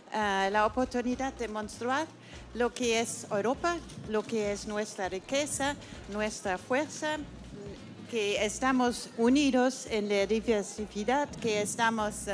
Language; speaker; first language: Spanish; non-native, fluent; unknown